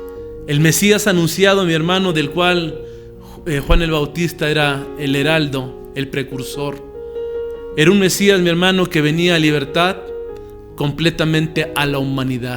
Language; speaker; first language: Spanish; native; Spanish